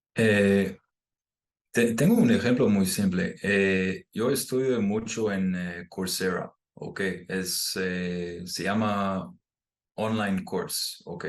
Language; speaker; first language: Spanish; non-native, fluent; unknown